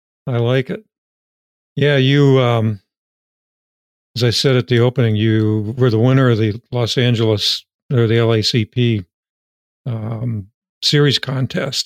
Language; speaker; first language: English; native; English